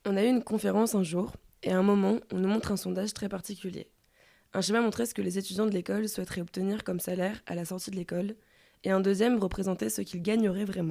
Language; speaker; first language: French; native; French